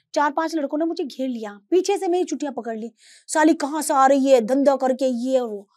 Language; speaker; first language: Hindi; native; Hindi